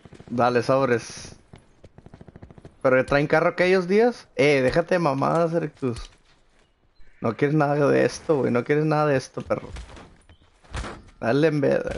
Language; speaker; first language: Spanish; early bilingual, heritage; Spanish